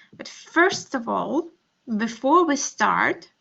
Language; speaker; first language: English; non-native, fluent; Russian